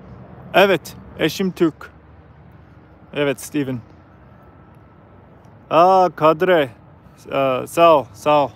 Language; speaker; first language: Turkish; non-native, learner; English